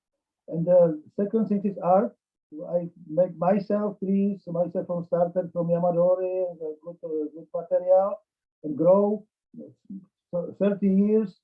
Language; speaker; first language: English; non-native, learner; Czech